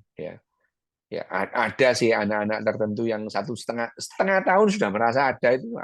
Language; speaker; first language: Indonesian; early bilingual, other home language; Arabic